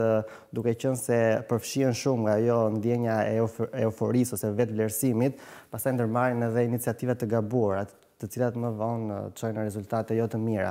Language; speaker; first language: Albanian; native; Albanian